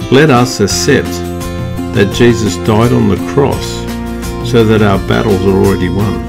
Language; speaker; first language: English; native; English